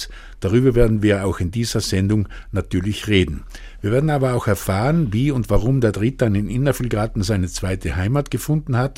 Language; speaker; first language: German; native; German